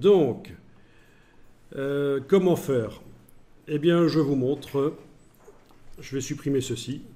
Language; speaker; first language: French; native; French